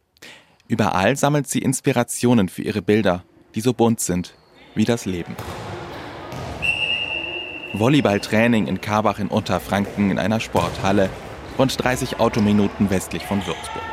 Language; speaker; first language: German; native; German